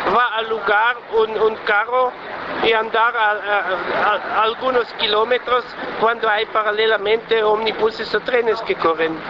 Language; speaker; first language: Spanish; non-native, learner; Swiss German